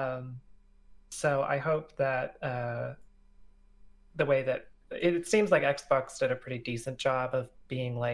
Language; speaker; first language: English; native; English